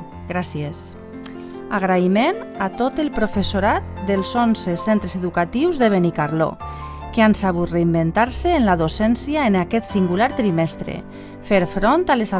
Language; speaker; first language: Catalan; native; Catalan